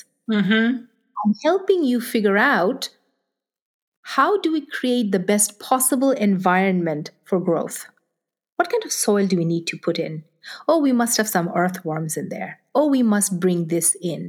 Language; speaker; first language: English; non-native, local second language; Bangla